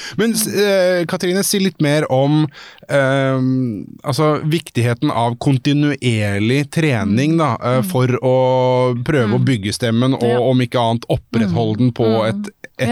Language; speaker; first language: Norwegian; native; Norwegian